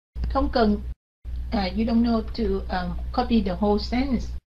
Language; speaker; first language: English; non-native, fluent; Vietnamese